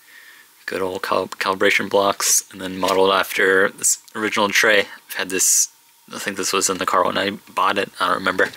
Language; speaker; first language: English; native; English